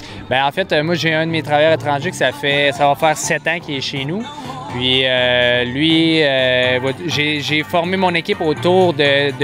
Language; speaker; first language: French; native; French